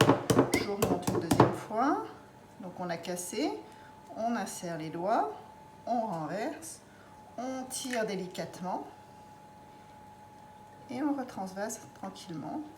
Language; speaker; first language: French; native; French